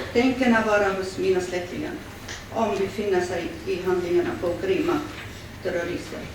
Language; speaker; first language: Swedish; early bilingual, other home language; Assyrian Neo-Aramaic